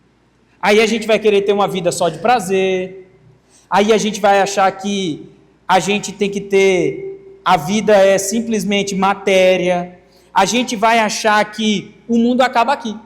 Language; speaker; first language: Portuguese; native; Portuguese